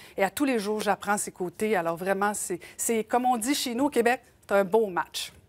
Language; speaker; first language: French; native; French